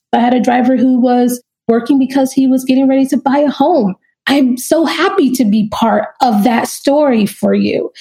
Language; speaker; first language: English; native; English